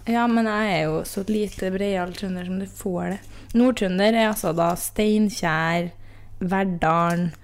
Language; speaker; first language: Norwegian; native; Norwegian